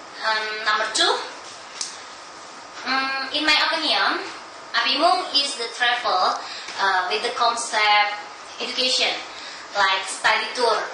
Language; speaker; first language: English; non-native, learner; Indonesian